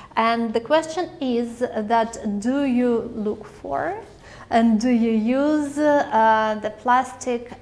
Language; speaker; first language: English; non-native, fluent; Russian